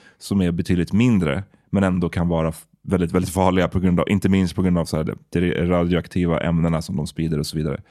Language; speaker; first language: Swedish; native; Swedish